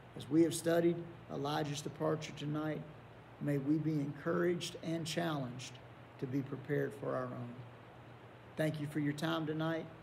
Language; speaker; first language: English; native; English